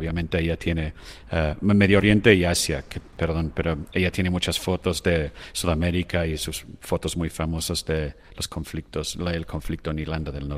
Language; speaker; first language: Spanish; non-native, fluent; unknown